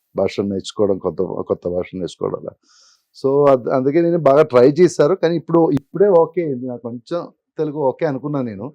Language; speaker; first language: Telugu; non-native, fluent; Malayalam